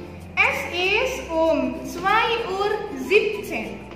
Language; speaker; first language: German; non-native, learner; Indonesian